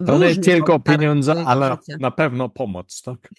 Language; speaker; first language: Polish; non-native, learner; English